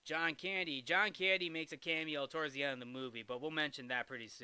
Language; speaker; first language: English; native; English